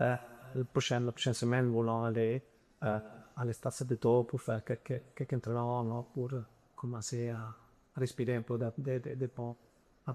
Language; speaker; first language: French; non-native, fluent; Italian